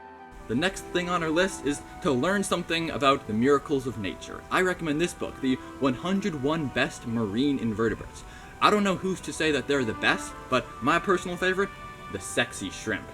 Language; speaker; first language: English; native; English